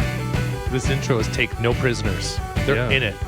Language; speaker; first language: English; native; English